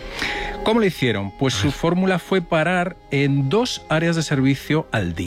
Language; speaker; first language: Spanish; native; Spanish